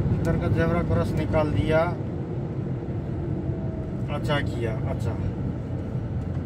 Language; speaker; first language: Hindi; non-native, learner; Nepali